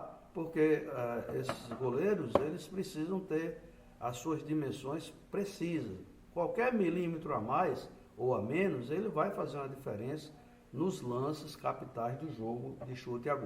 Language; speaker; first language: Portuguese; native; Portuguese